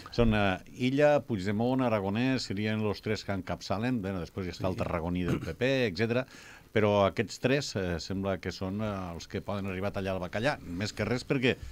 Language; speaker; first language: Catalan; native; Catalan